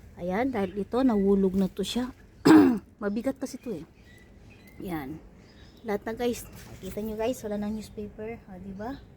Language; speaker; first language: Filipino; non-native, local second language; Chavacano